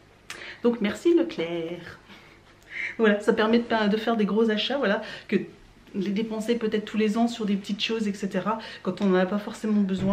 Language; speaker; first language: French; native; French